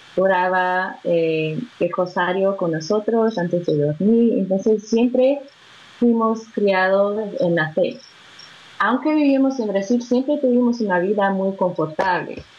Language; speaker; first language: Spanish; non-native, fluent; Portuguese